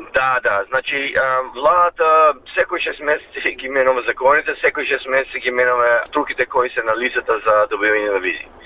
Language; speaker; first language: Macedonian; early bilingual, heritage; Macedonian